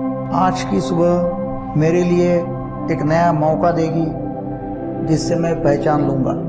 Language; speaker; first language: Hindi; non-native, local second language; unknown